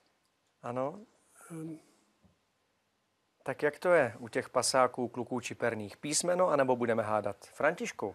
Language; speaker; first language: Czech; native; Czech